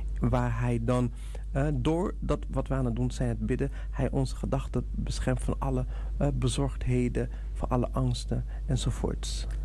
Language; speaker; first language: Dutch; non-native, fluent; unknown